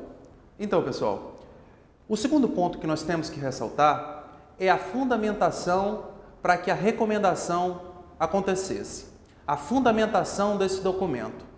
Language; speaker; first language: Portuguese; native; Portuguese